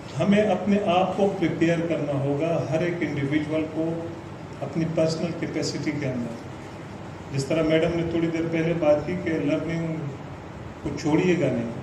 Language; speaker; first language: Urdu; non-native, local second language; Pashto